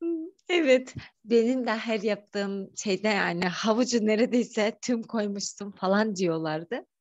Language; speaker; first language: Turkish; non-native, fluent; Kyrgyz